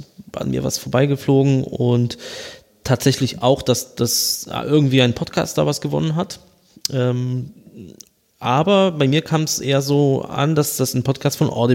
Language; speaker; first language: German; native; German